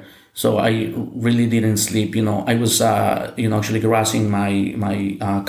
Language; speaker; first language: English; non-native, fluent; Spanish